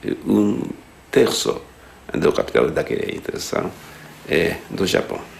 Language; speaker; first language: Portuguese; non-native, fluent; Japanese